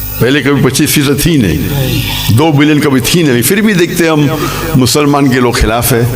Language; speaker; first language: Urdu; non-native, local second language; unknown